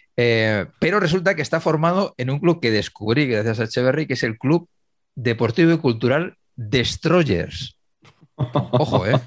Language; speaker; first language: Spanish; native; Spanish